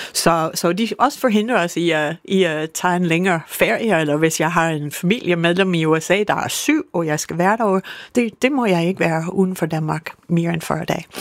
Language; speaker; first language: Danish; non-native, fluent; English